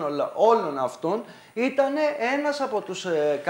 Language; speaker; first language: Greek; native; Greek